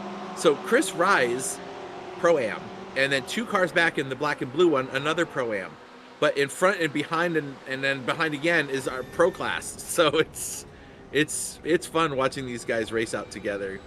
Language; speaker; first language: English; native; English